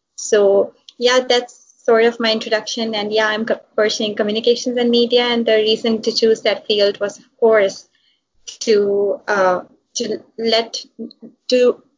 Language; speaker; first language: English; non-native, local second language; Urdu